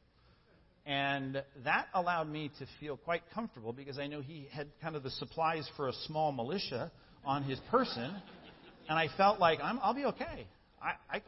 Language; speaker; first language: English; native; English